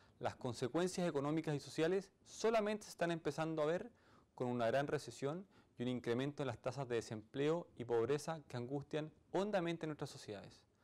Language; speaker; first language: Spanish; native; Spanish